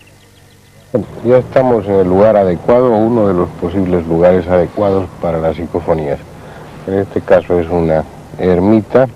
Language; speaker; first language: Spanish; native; Spanish